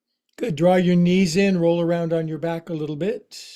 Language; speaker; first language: English; native; English